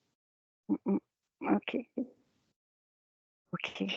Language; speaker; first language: French; native; French